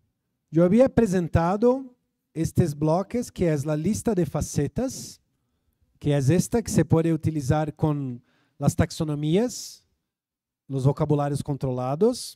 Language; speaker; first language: Spanish; non-native, fluent; Portuguese